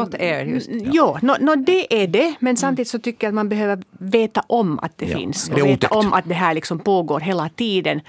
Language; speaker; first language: Swedish; native; Swedish